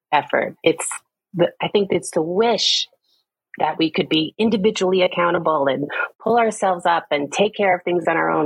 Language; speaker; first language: English; native; English